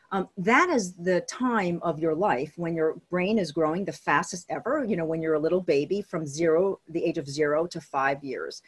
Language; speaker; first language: English; native; English